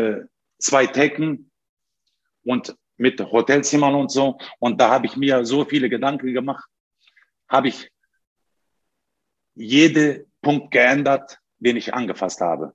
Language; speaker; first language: German; non-native, fluent; Turkish